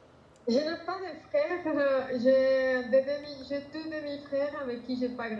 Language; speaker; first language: French; non-native, fluent; Spanish